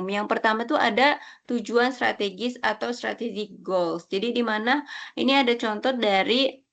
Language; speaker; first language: Indonesian; native; Indonesian